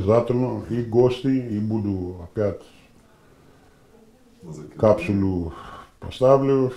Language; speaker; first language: Russian; non-native, learner; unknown